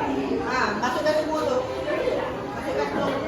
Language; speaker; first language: Malay; native; Malay